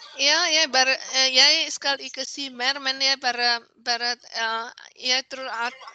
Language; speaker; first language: Norwegian; non-native, learner; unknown